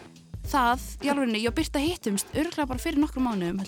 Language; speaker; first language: Icelandic; native; Icelandic